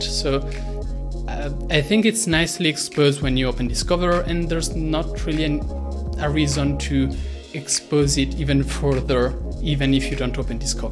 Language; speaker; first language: English; non-native, fluent; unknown